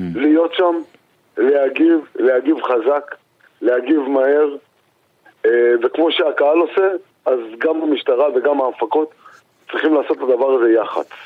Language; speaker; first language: Hebrew; native; Hebrew